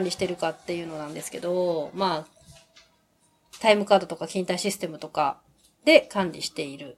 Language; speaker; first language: Japanese; native; Japanese